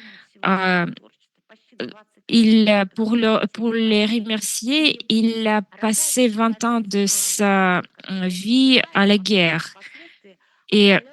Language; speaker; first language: French; non-native, fluent; Russian